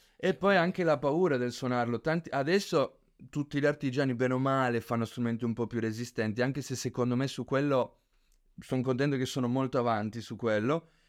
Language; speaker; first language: Italian; early bilingual, other home language; Spanish